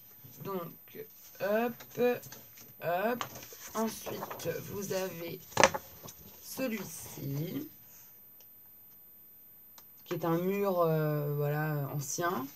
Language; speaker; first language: French; native; French